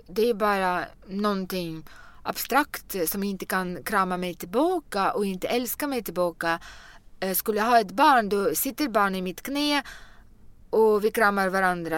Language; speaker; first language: Swedish; non-native, fluent; Russian